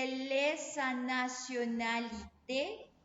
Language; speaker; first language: French; non-native, fluent; Spanish